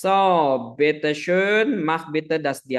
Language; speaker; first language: German; non-native, fluent; Indonesian